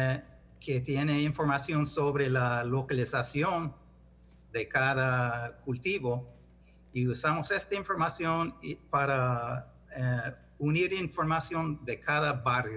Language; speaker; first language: Spanish; non-native, fluent; English